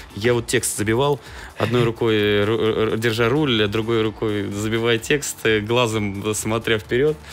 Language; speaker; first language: Russian; native; Russian